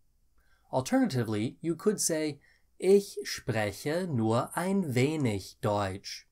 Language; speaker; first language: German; non-native, fluent; English